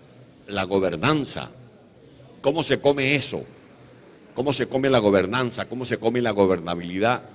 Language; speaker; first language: Spanish; native; Spanish